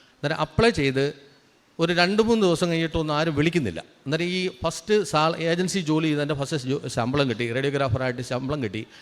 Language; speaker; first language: Malayalam; native; Malayalam